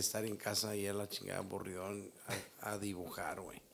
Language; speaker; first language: Spanish; early bilingual, heritage; Spanish